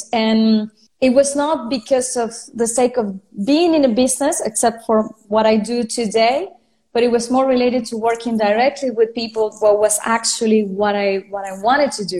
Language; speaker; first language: English; non-native, fluent; Spanish